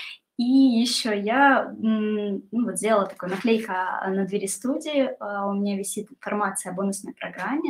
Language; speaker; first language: Russian; native; Russian